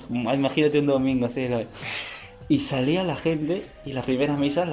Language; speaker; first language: Spanish; native; Spanish